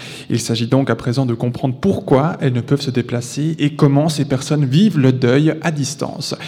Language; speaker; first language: French; native; French